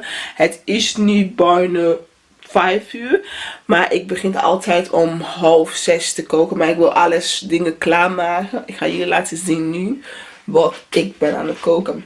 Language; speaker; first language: Dutch; non-native, fluent; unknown